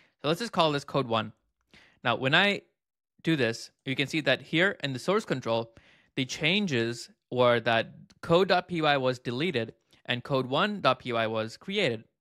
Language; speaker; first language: English; native; English